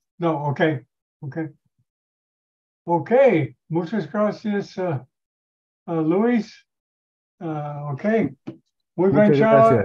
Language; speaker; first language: Spanish; non-native, learner; English